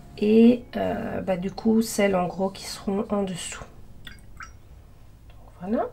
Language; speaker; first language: French; native; French